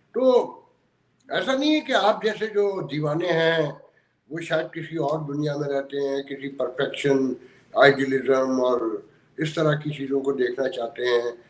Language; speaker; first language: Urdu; native; Urdu